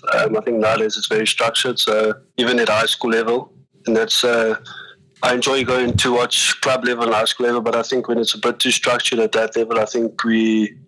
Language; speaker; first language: English; native; English